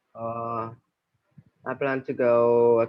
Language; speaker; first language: English; non-native, learner; Vietnamese